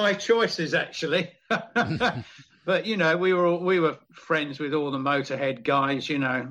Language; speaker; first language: English; native; English